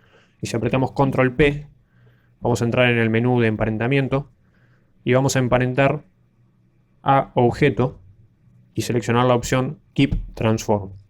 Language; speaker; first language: Spanish; native; Spanish